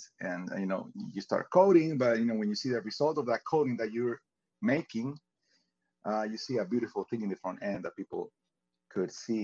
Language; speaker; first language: English; non-native, fluent; Spanish